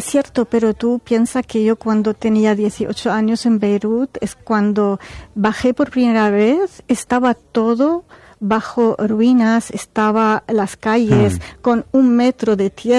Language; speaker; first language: Spanish; non-native, fluent; Arabic